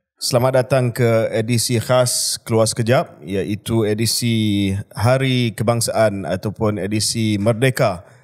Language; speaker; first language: Malay; early bilingual, heritage; Malay